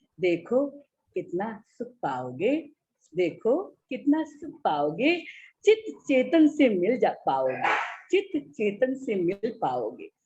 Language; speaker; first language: Hindi; native; Hindi